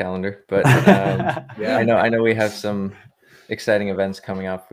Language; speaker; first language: English; native; English